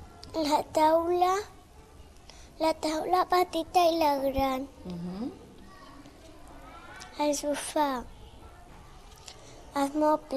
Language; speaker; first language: Catalan; non-native, local second language; Spanish